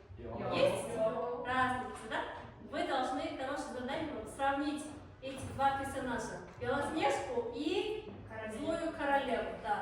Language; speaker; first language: Russian; non-native, local second language; Kyrgyz